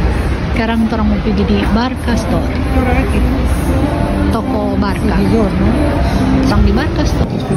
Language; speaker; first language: Indonesian; non-native, local second language; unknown